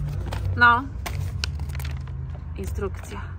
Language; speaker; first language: Polish; native; Polish